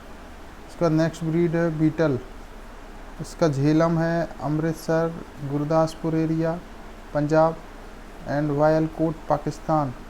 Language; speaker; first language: Hindi; native; Hindi